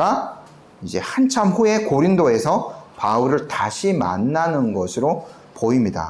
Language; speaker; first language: Korean; native; Korean